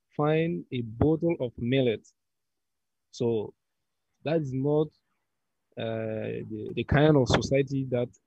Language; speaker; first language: English; non-native, learner; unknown